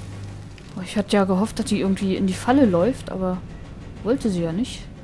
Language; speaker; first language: German; native; German